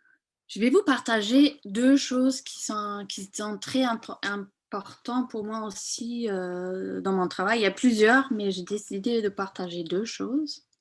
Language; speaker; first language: French; non-native, fluent; German